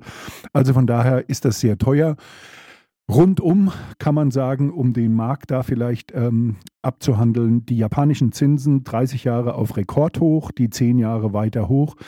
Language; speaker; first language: German; native; German